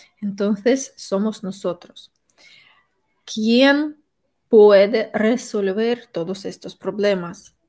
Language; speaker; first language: Spanish; non-native, fluent; Russian